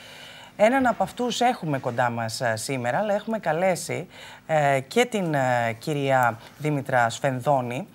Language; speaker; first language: Greek; native; Greek